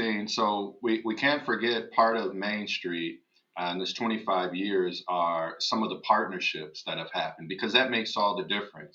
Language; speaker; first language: English; native; English